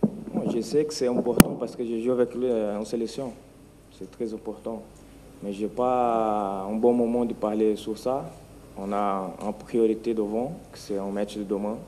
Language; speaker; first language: French; non-native, fluent; Portuguese